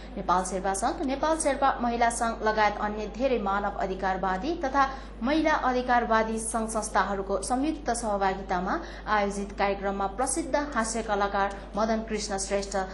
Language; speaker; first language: Nepali; non-native, local second language; Sherpa